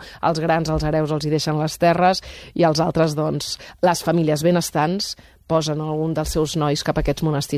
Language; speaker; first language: Catalan; native; Catalan